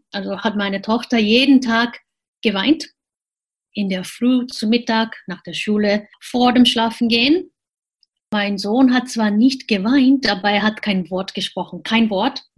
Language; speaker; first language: German; non-native, fluent; Japanese